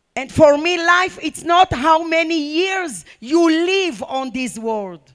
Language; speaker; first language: English; non-native, learner; Arabic